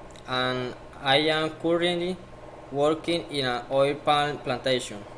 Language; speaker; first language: English; non-native, learner; Spanish